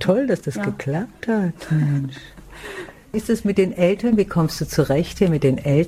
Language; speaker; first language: German; native; German